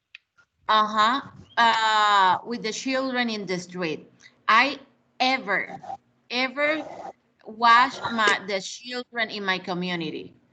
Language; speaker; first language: English; non-native, learner; Spanish